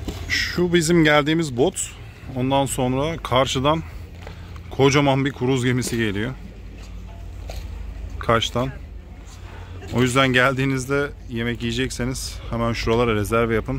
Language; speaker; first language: Turkish; native; Turkish